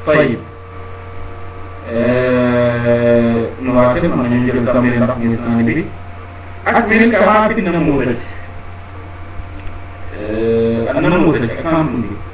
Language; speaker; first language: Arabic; non-native, fluent; Wolof